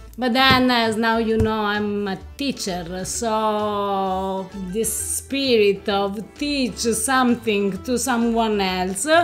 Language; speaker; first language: English; non-native, fluent; Italian